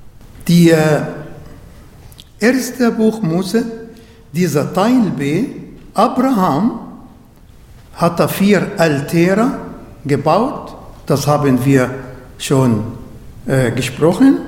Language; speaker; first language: German; non-native, learner; Arabic